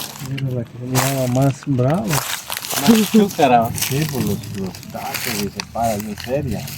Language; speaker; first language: Spanish; native; Spanish